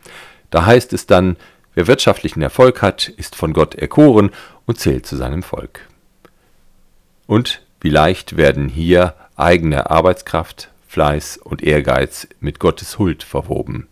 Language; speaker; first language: German; native; German